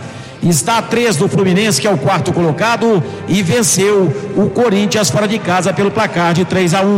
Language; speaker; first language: Portuguese; native; Portuguese